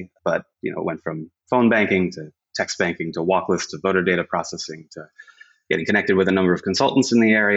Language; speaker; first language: English; native; English